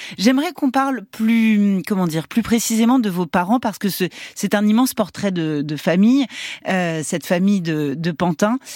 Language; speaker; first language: French; native; French